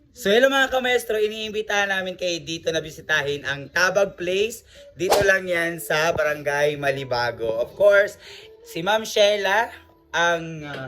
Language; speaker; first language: Filipino; native; Filipino